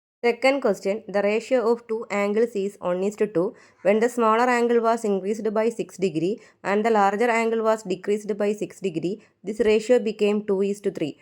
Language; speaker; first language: English; non-native, local second language; Malayalam